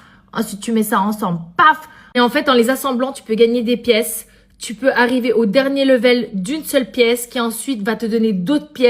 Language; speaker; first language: French; native; French